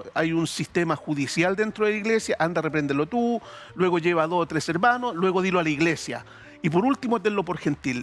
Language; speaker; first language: Spanish; native; Spanish